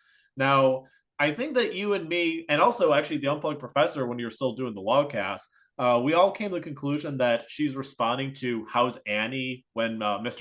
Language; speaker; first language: English; native; English